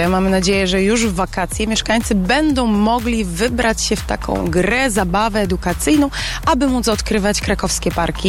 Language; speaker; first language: Polish; native; Polish